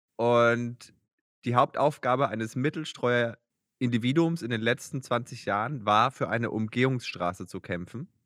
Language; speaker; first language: German; native; German